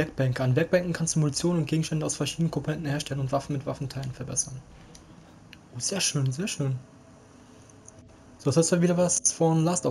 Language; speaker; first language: German; native; German